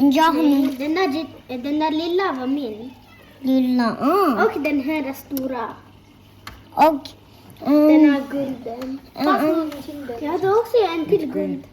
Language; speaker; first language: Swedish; early bilingual, other home language; Mongolian